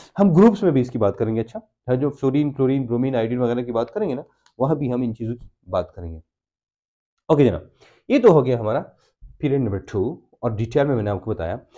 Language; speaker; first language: Urdu; non-native, local second language; Pashto